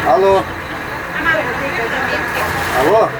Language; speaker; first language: Russian; non-native, local second language; Turkmen